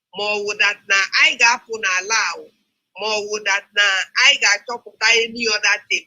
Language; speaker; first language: Igbo; non-native, local second language; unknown